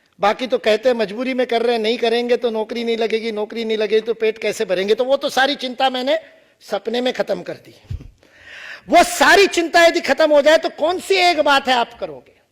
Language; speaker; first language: Hindi; non-native, local second language; Marathi